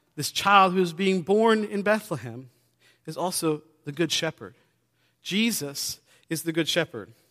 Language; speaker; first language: English; native; English